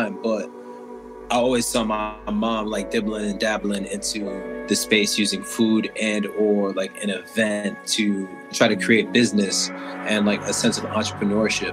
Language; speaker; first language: English; native; English